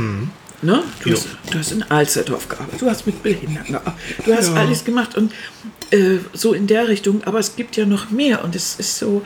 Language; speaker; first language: German; native; German